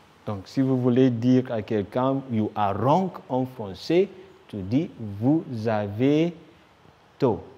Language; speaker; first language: French; non-native, fluent; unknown